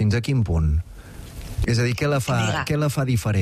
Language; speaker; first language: Catalan; native; Catalan